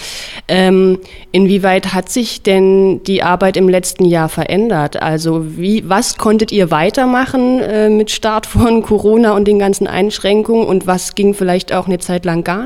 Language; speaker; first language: German; native; German